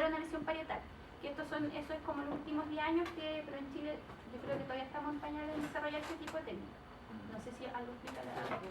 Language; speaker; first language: Spanish; native; Spanish